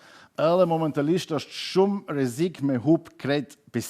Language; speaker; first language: Albanian; non-native, fluent; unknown